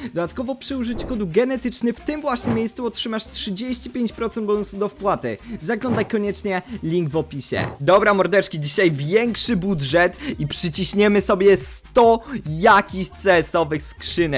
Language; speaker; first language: Polish; native; Polish